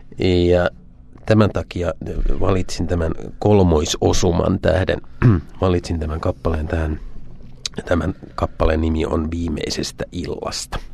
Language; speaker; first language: Finnish; native; Finnish